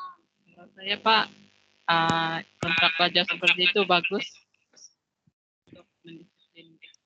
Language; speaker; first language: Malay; non-native, local second language; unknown